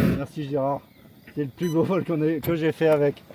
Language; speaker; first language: French; native; French